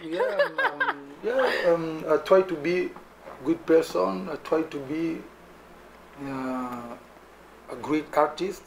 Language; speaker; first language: English; non-native, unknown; Lingala